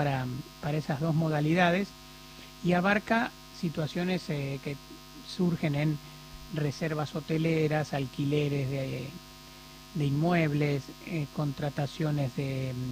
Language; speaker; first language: Spanish; native; Spanish